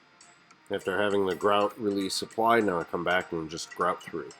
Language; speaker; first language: English; native; English